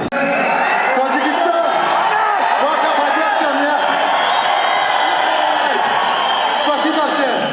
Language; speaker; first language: Russian; non-native, local second language; Tajik